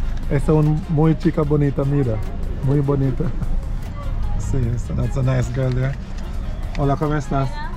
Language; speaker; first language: Spanish; non-native, learner; English